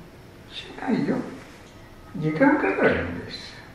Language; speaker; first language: Japanese; non-native, fluent; Sinhala